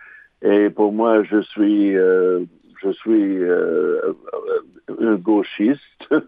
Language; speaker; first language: French; non-native, local second language; English